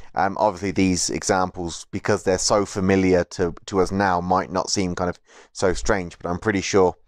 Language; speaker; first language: English; native; English